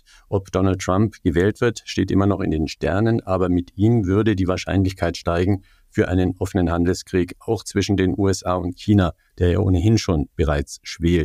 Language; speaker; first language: German; native; German